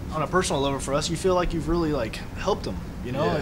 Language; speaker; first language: English; native; English